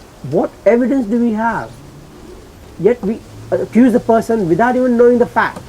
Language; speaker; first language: English; early bilingual, heritage; Gujarati